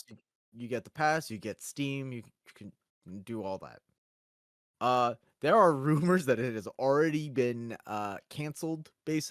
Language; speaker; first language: English; native; English